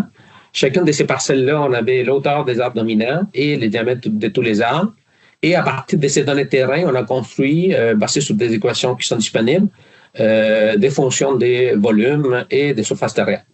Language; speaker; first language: French; non-native, fluent; Spanish